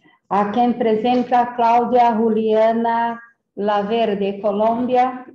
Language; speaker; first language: Spanish; non-native, fluent; Portuguese